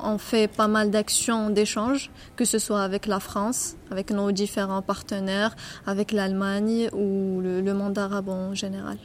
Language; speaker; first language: French; non-native, local second language; Arabic